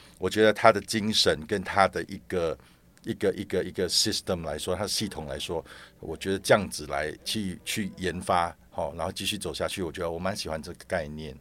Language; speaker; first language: Chinese; native; Chinese